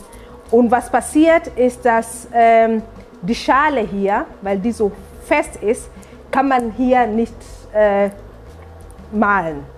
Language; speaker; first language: German; non-native, fluent; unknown